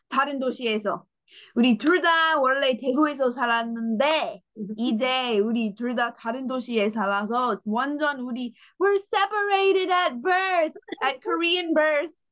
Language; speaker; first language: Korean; non-native, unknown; English